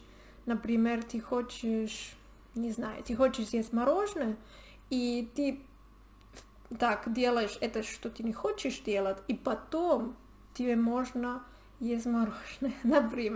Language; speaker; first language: Russian; non-native, learner; Spanish